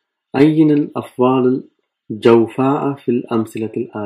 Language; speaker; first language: Arabic; non-native, fluent; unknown